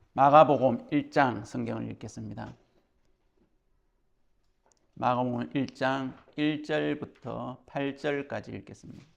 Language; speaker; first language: Korean; native; Korean